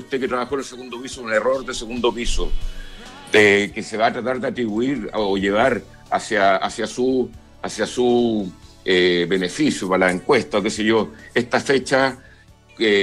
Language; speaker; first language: Spanish; native; Spanish